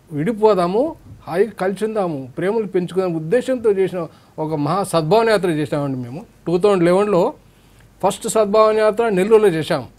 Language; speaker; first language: Telugu; native; Telugu